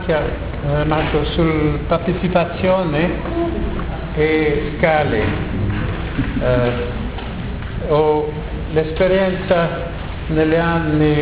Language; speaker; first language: Italian; non-native, learner; French